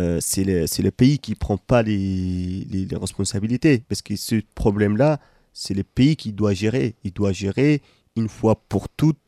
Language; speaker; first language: French; non-native, fluent; Arabic